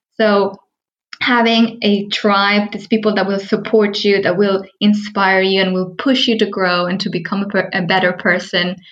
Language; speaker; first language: English; early bilingual, heritage; Spanish